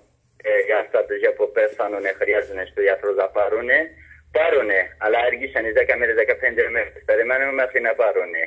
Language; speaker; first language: Greek; non-native, learner; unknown